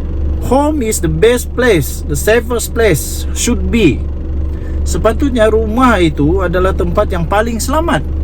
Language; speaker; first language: Malay; native; Malay